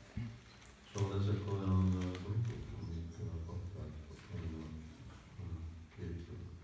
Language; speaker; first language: Hungarian; early bilingual, heritage; Hungarian